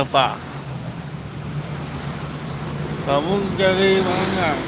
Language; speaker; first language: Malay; non-native, local second language; Balinese